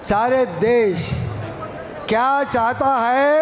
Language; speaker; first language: Hindi; non-native, local second language; Telugu